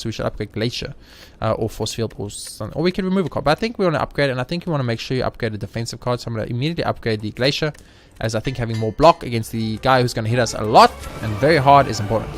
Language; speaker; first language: English; native; English